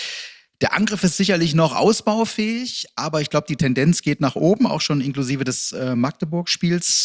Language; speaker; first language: German; native; German